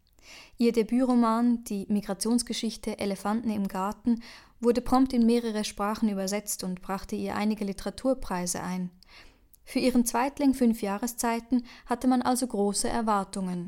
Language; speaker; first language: German; native; German